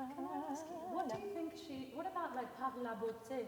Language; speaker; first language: English; native; English